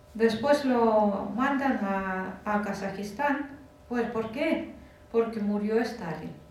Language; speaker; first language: Spanish; non-native, fluent; Russian